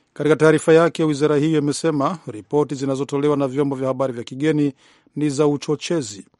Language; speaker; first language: Swahili; non-native, local second language; Rundi